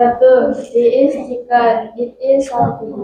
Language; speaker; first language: English; non-native, learner; Indonesian